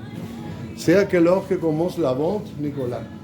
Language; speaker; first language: French; non-native, fluent; Spanish